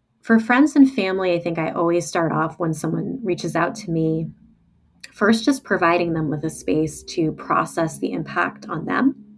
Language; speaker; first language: English; native; English